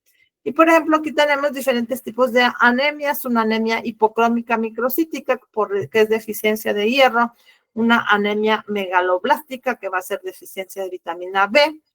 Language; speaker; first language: Spanish; native; Spanish